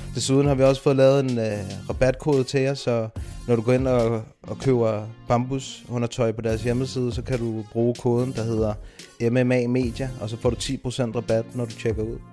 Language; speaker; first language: Danish; native; Danish